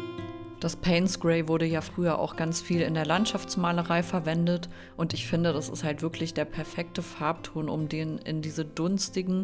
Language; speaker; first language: German; native; German